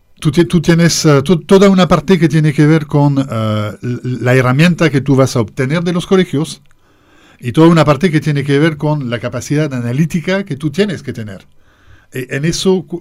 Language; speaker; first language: Spanish; non-native, fluent; French